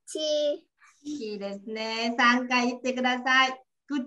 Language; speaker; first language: Japanese; non-native, fluent; Vietnamese